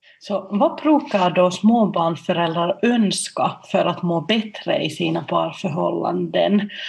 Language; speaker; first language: Swedish; non-native, local second language; Finnish